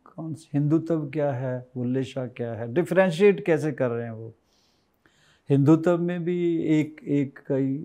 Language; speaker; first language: Hindi; native; Hindi